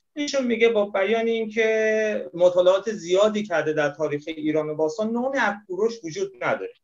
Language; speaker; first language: Persian; native; Persian